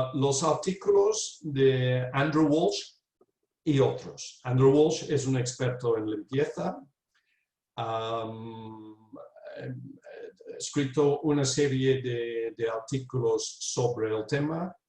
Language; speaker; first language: Spanish; non-native, fluent; English